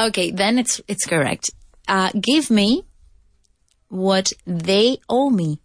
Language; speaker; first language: English; non-native, fluent; Spanish